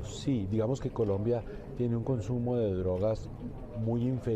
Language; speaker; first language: Spanish; native; Spanish